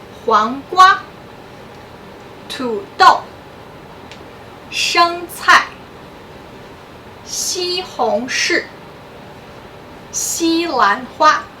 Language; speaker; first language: Chinese; non-native, fluent; English